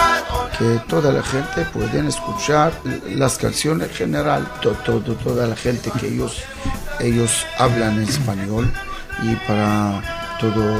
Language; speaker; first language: Spanish; non-native, learner; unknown